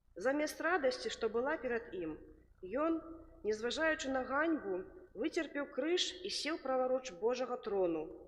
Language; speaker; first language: Belarusian; native; Belarusian